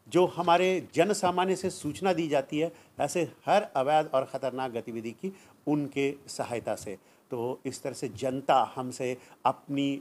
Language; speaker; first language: Hindi; non-native, local second language; Marathi